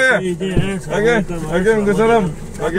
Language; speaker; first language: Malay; non-native, local second language; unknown